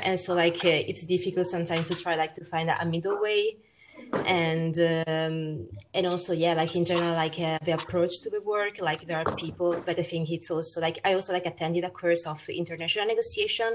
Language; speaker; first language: English; non-native, fluent; Italian